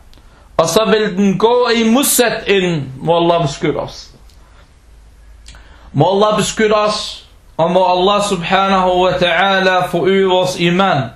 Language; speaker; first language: Danish; early bilingual, other home language; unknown